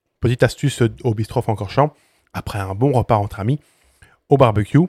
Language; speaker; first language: French; native; French